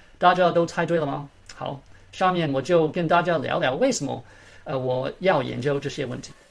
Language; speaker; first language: Chinese; early bilingual, heritage; Chinese